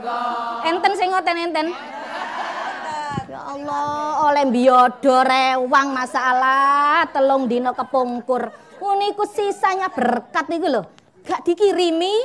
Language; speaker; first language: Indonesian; non-native, local second language; Javanese